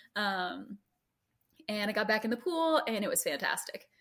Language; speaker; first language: English; native; English